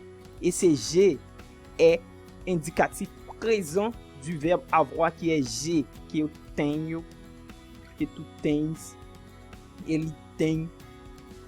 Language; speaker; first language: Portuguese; non-native, fluent; French